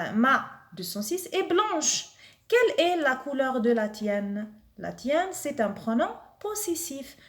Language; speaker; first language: French; non-native, local second language; Arabic